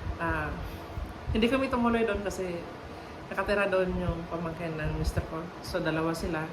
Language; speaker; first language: Filipino; non-native, local second language; Cebuano